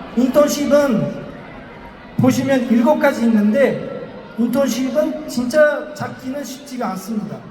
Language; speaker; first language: Korean; non-native, fluent; Uzbek